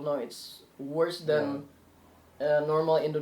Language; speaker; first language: English; non-native, local second language; Indonesian